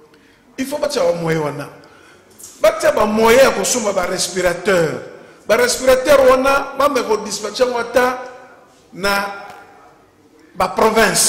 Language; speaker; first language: French; non-native, local second language; Lingala